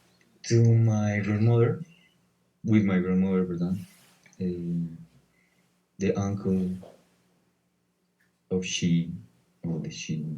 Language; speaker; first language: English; non-native, learner; Spanish